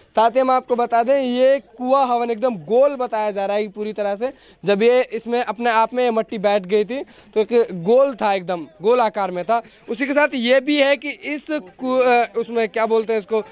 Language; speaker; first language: Hindi; native; Hindi